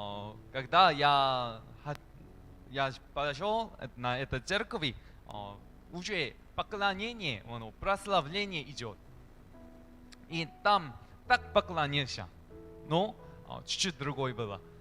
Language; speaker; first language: Russian; non-native, learner; Korean